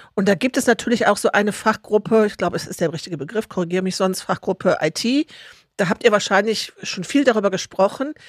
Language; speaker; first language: German; native; German